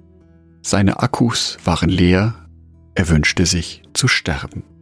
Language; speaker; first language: German; native; German